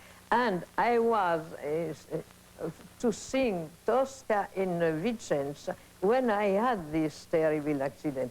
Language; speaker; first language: English; non-native, learner; Italian